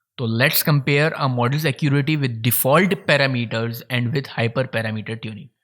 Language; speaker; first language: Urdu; native; Urdu